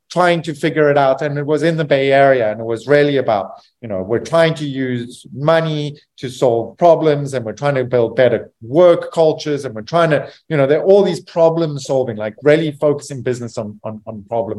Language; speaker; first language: English; native; English